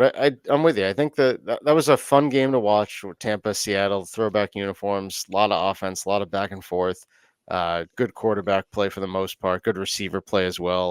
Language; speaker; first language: English; native; English